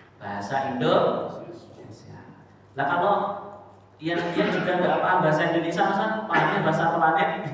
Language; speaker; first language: Indonesian; non-native, local second language; Javanese